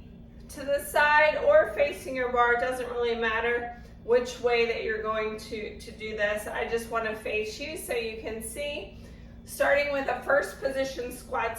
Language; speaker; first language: English; native; English